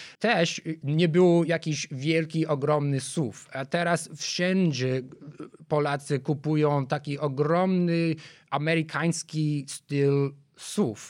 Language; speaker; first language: Polish; non-native, learner; English